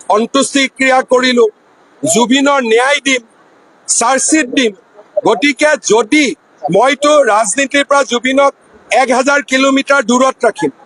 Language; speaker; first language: Assamese; native; Assamese